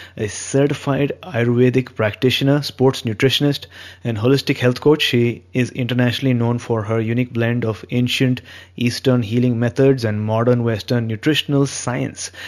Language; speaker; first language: English; non-native, local second language; Hindi